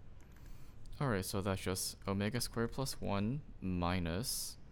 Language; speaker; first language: English; native; English